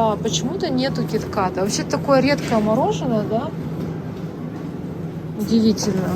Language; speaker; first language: Russian; native; Russian